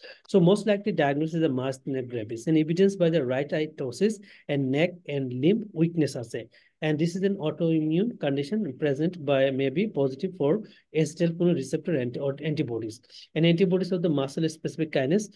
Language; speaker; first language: English; non-native, local second language; Bangla